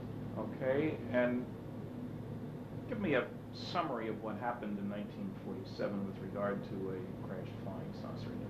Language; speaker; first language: English; native; English